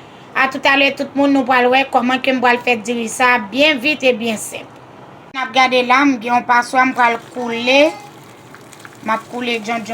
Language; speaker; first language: French; non-native, learner; Haitian Creole